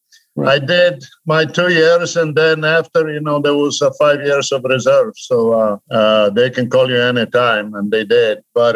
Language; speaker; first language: English; non-native, fluent; Polish